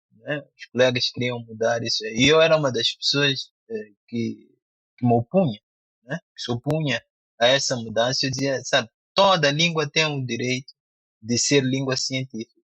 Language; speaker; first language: Portuguese; non-native, local second language; Tsonga